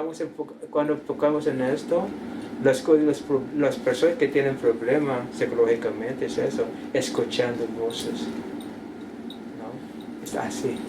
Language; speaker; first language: Spanish; non-native, learner; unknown